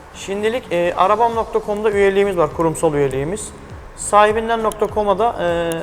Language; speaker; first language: Turkish; native; Turkish